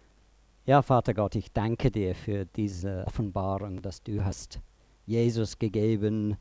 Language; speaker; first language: German; non-native, fluent; English